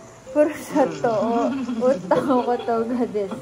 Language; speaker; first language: Japanese; non-native, learner; Filipino